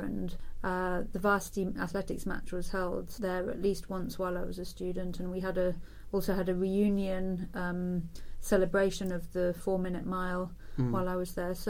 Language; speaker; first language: English; native; English